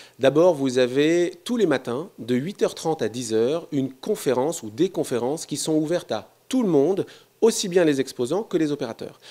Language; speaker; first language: French; native; French